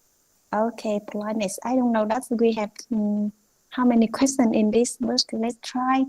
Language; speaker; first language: English; non-native, fluent; Vietnamese